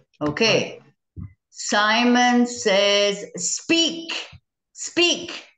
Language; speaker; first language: English; non-native, fluent; Spanish